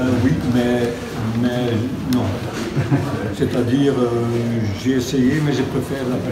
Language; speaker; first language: French; non-native, local second language; Dutch